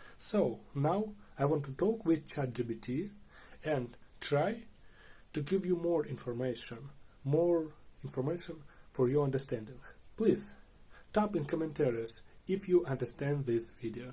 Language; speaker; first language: English; non-native, learner; Russian